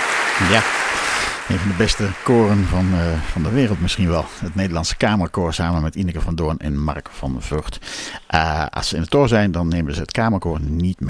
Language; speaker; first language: Dutch; native; Dutch